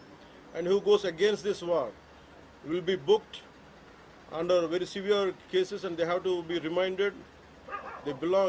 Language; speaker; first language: English; non-native, local second language; Telugu